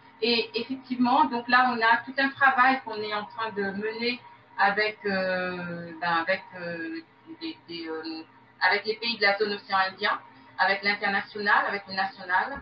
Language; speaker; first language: French; native; French